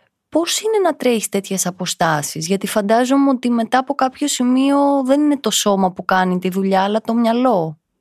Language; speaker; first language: Greek; native; Greek